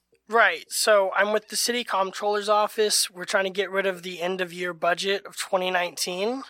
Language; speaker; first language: English; native; English